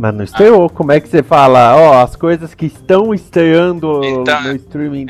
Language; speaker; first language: Portuguese; native; Portuguese